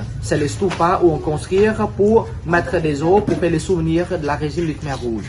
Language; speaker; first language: French; non-native, fluent; Khmer